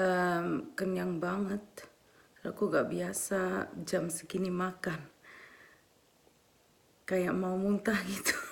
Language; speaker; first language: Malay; early bilingual, heritage; Malay